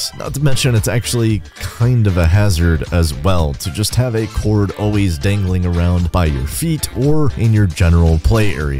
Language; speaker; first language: English; native; English